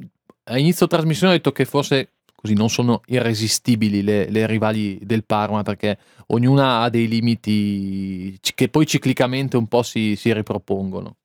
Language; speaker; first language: Italian; native; Italian